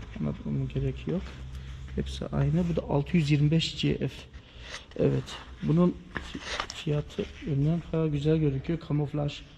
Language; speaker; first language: Turkish; early bilingual, heritage; Turkish